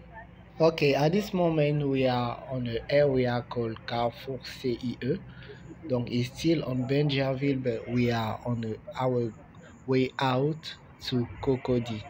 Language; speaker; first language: English; non-native, fluent; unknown